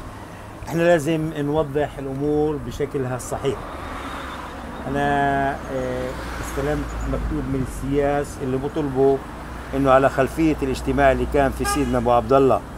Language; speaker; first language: Arabic; native; Arabic